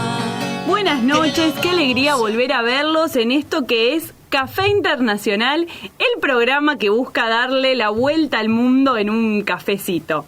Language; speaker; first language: Spanish; native; Spanish